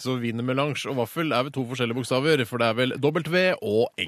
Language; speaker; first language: Norwegian; native; Norwegian